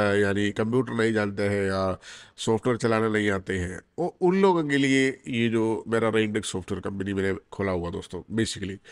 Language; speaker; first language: Hindi; non-native, local second language; Malayalam